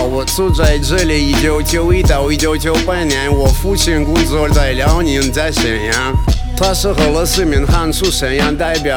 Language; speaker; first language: Chinese; non-native, learner; Russian